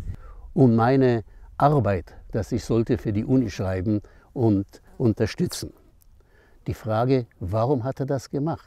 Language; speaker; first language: German; non-native, fluent; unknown